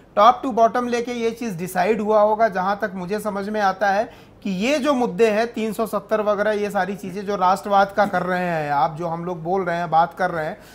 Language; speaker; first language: Hindi; native; Hindi